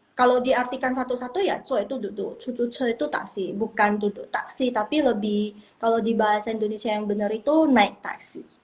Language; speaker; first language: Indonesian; non-native, local second language; Min Nan Chinese